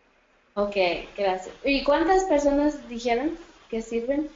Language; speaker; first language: Spanish; early bilingual, heritage; Spanish